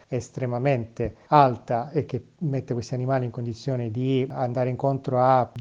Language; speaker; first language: Italian; native; Italian